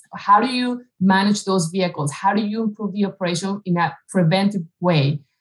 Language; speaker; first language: English; non-native, fluent; Spanish